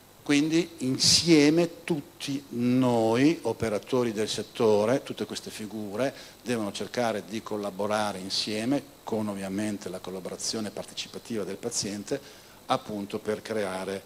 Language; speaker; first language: Italian; native; Italian